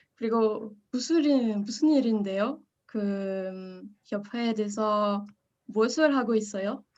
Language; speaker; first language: Korean; non-native, learner; French